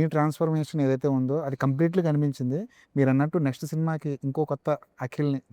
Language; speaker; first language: Telugu; native; Telugu